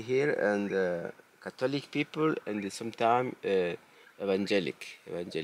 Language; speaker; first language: English; non-native, learner; Spanish